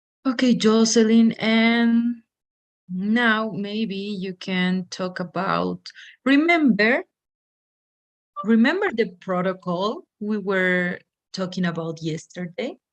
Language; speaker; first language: English; non-native, fluent; Spanish